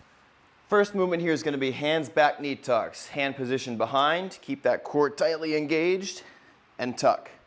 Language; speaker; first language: English; native; English